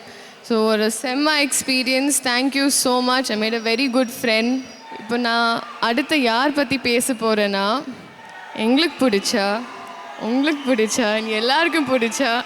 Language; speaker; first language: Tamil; non-native, fluent; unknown